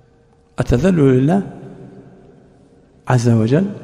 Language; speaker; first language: Arabic; native; Arabic